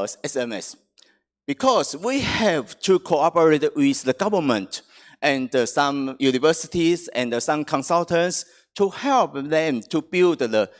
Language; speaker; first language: English; non-native, fluent; Chinese